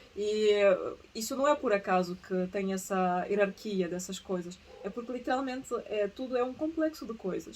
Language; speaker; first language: Portuguese; early bilingual, other home language; Russian